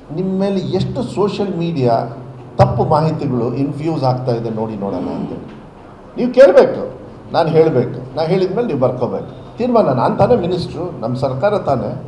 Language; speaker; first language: Kannada; native; Kannada